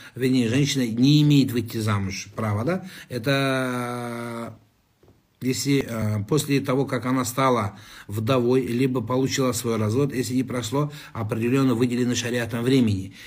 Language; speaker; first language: Russian; non-native, local second language; Kazakh